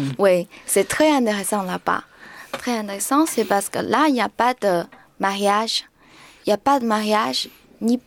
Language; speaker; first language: French; non-native, learner; Chinese